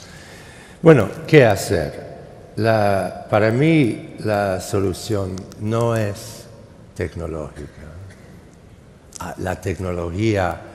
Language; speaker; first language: Spanish; non-native, fluent; English